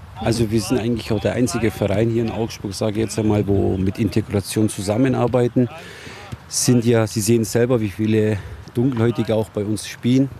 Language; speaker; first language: German; early bilingual, other home language; Turkish